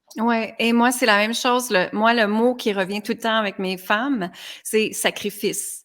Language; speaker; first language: French; native; French